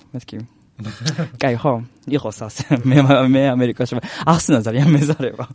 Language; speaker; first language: Georgian; non-native, learner; Japanese